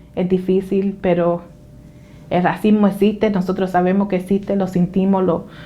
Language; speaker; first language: Spanish; early bilingual, heritage; Spanish